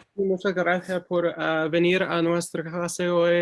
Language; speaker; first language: Spanish; non-native, learner; English